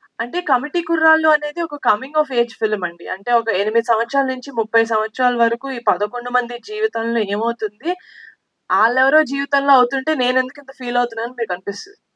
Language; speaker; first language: Telugu; native; Telugu